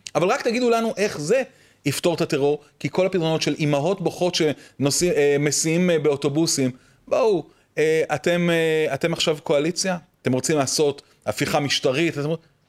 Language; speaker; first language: Hebrew; native; Hebrew